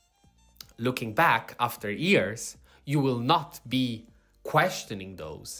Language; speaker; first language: English; non-native, fluent; Italian